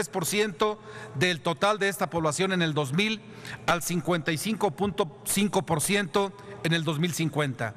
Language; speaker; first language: Spanish; native; Spanish